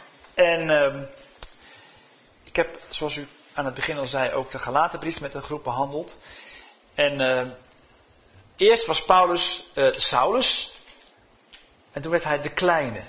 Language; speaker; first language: Dutch; native; Dutch